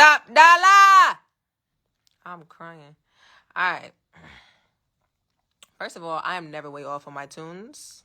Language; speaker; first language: English; native; English